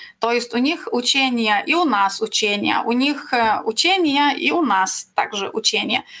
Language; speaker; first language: Russian; non-native, learner; Lithuanian